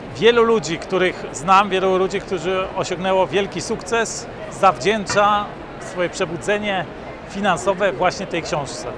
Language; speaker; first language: Polish; native; Polish